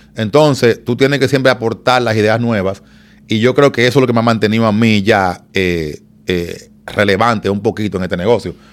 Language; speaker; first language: Spanish; native; Spanish